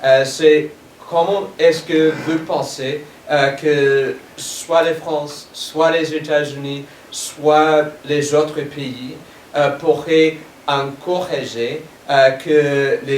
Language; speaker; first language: French; non-native, fluent; English